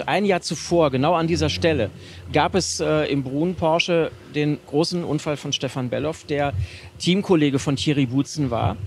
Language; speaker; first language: German; native; German